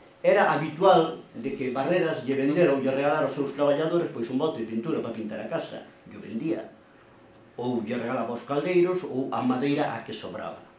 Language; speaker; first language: Galician; non-native, local second language; Spanish